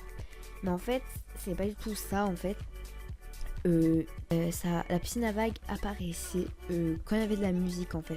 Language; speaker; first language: French; native; French